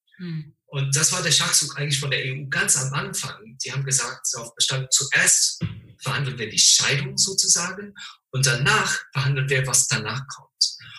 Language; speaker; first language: German; non-native, fluent; English